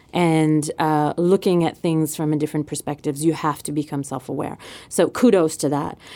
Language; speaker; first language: English; non-native, fluent; French